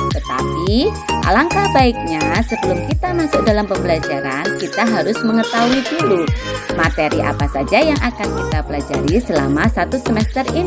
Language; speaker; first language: Indonesian; native; Indonesian